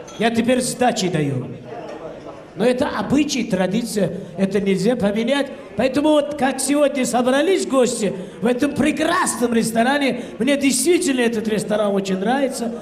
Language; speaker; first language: Russian; non-native, local second language; Uzbek